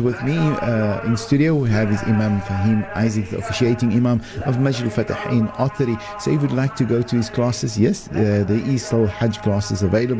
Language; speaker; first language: English; native; English